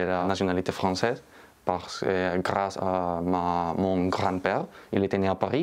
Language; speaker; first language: French; non-native, learner; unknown